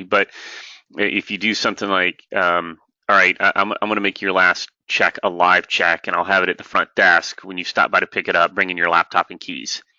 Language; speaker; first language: English; native; English